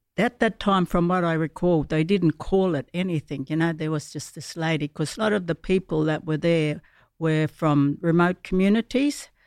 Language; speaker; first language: English; native; English